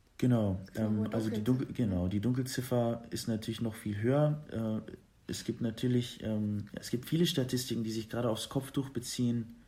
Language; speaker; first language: German; early bilingual, other home language; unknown